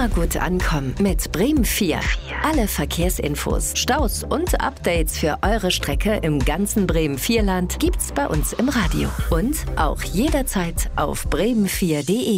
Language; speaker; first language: German; native; German